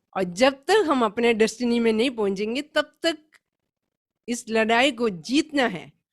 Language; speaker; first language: Hindi; non-native, local second language; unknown